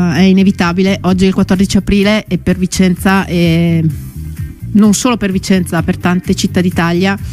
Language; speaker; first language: Italian; native; Italian